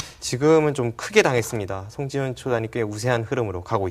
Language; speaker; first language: Korean; native; Korean